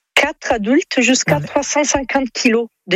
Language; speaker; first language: French; non-native, fluent; Italian